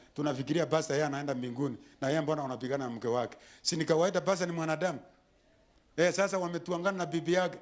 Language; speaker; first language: Swahili; non-native, local second language; Gusii